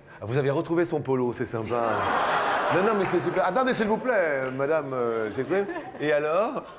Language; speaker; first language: French; native; French